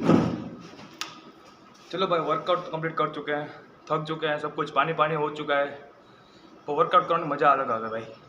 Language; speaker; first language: Hindi; non-native, local second language; Gujarati